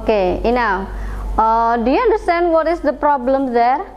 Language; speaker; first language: English; non-native, fluent; Indonesian